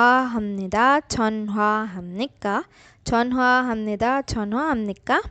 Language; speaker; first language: Korean; non-native, learner; Urdu